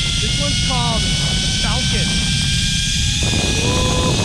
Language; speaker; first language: English; native; English